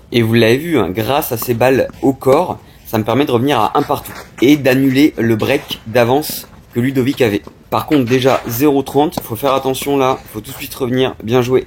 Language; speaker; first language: French; native; French